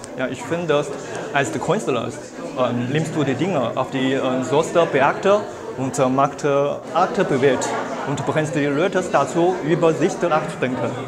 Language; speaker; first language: German; non-native, learner; Chinese